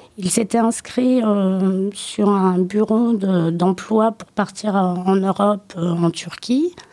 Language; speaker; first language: French; early bilingual, other home language; Turkish